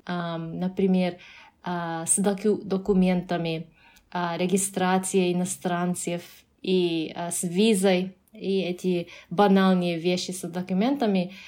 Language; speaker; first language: Russian; non-native, fluent; Japanese